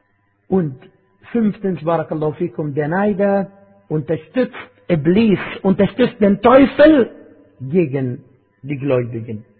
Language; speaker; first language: German; non-native, fluent; Arabic